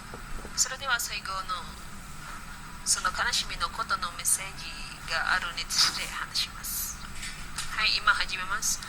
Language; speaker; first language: Japanese; non-native, learner; Indonesian